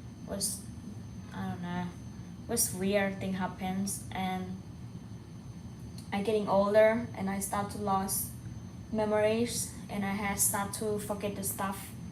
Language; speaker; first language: English; non-native, learner; Thai